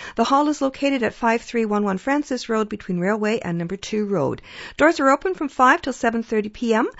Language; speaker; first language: English; native; English